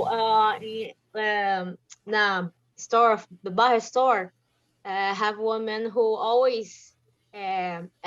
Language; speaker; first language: English; non-native, learner; Portuguese